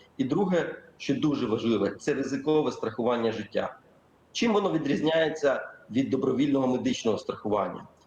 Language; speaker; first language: Ukrainian; native; Ukrainian